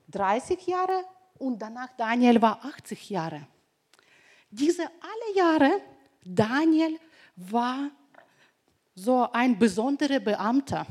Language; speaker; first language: German; non-native, fluent; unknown